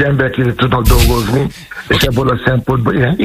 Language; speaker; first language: Hungarian; non-native, fluent; Yoruba